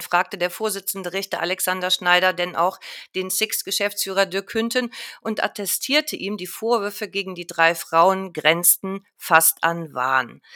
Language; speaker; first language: German; native; German